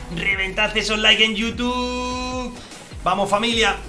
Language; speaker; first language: Spanish; native; Spanish